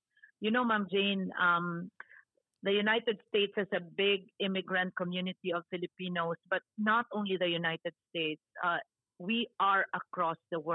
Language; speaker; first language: English; non-native, local second language; Cebuano